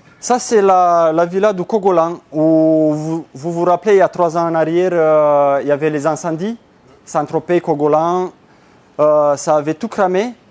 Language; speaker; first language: French; non-native, fluent; Romanian